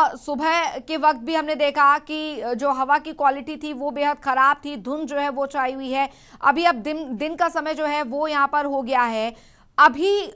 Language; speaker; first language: Hindi; native; Hindi